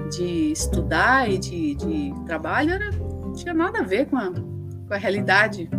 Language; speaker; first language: Portuguese; early bilingual, other home language; Spanish